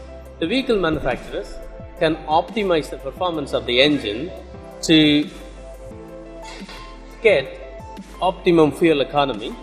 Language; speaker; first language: English; non-native, fluent; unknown